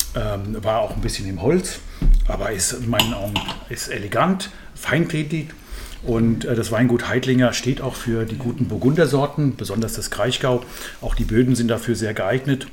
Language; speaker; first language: German; native; German